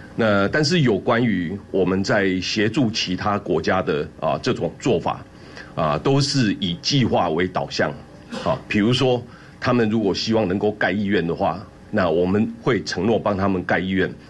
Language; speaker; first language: Chinese; native; Chinese